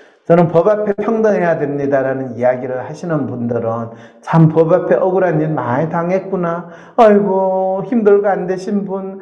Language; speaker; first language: Korean; native; Korean